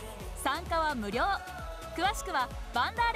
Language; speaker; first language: Japanese; native; Japanese